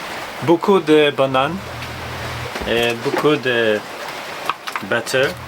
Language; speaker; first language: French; non-native, learner; English